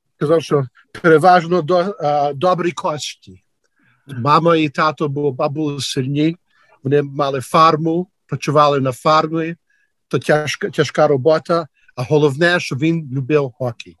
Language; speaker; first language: Ukrainian; early bilingual, heritage; Ukrainian